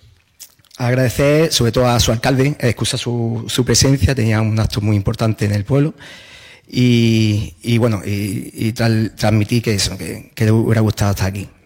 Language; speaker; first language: Spanish; native; Spanish